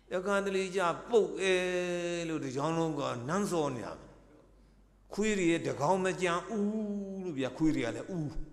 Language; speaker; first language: Burmese; native; Burmese